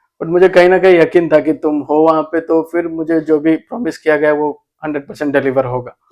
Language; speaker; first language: Hindi; non-native, local second language; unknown